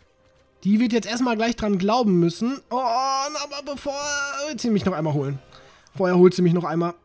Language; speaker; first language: German; native; German